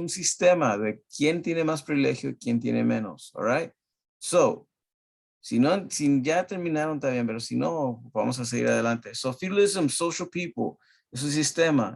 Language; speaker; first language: Spanish; early bilingual, heritage; Spanish